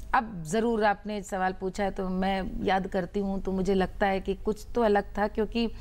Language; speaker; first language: Hindi; native; Hindi